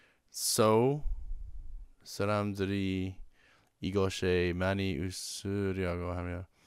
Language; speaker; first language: Korean; non-native, learner; English